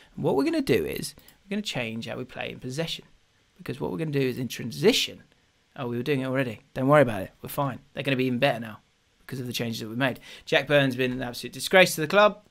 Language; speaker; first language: English; native; English